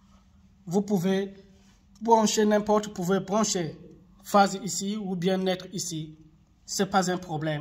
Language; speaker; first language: French; non-native, local second language; Arabic